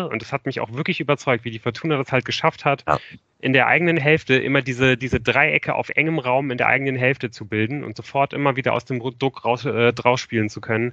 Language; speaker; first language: German; native; German